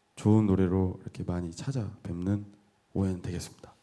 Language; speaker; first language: Korean; native; Korean